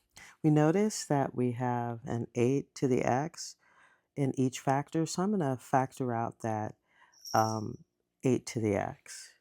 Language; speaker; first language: English; native; English